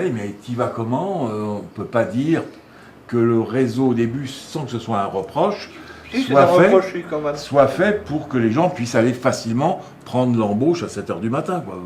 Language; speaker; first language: French; native; French